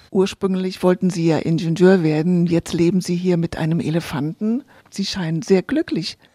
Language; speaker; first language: German; native; German